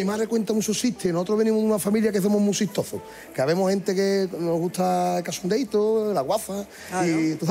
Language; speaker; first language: Spanish; native; Spanish